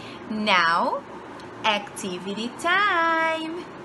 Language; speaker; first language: English; non-native, fluent; Portuguese